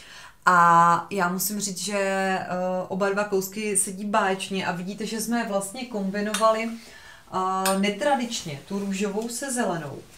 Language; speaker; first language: Czech; native; Czech